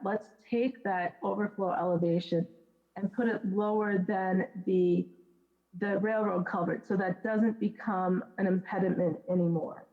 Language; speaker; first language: English; native; English